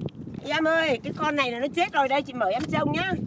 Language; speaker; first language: Vietnamese; native; Vietnamese